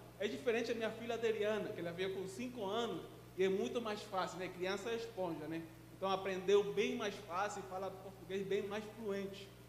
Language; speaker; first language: Portuguese; non-native, fluent; Spanish